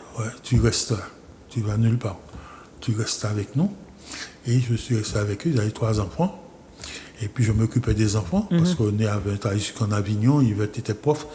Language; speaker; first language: French; non-native, local second language; Guadeloupean Creole French